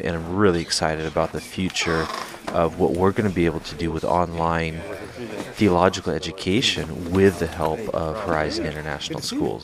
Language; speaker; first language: English; native; English